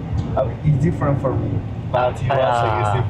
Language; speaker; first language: English; non-native, learner; Spanish